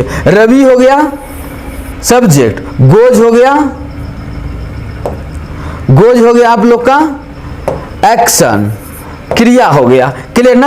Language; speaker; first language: Hindi; native; Hindi